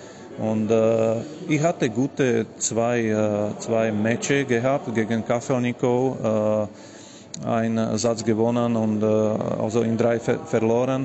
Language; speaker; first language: German; non-native, fluent; Slovak